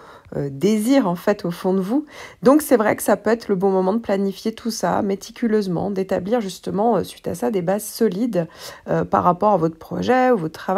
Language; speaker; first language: French; native; French